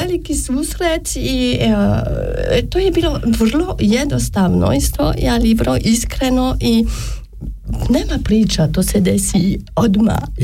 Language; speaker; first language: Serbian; non-native, fluent; French